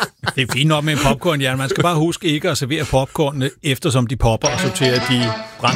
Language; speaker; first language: Danish; native; Danish